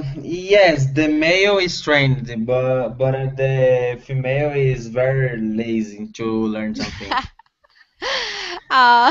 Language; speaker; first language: English; non-native, learner; Spanish